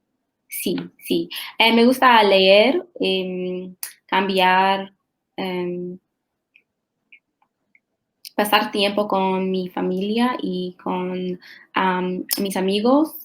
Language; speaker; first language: Spanish; non-native, learner; English